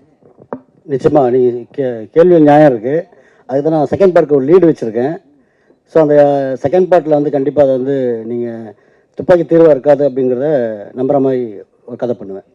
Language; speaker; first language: Tamil; native; Tamil